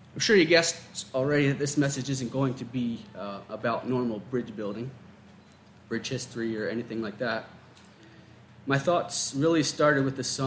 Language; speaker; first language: English; native; English